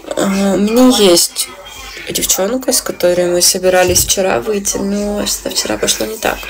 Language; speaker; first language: Russian; native; Russian